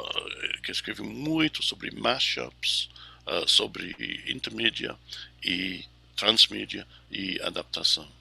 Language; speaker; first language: Portuguese; non-native, fluent; English